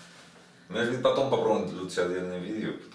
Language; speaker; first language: Russian; non-native, learner; Spanish